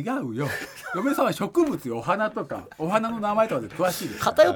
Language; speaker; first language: Japanese; native; Japanese